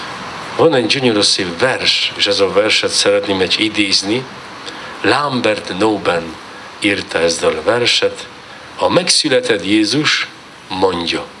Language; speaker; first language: Hungarian; non-native, learner; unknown